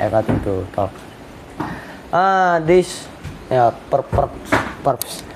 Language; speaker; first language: English; non-native, learner; Indonesian